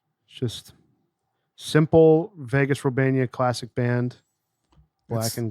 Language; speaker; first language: English; native; English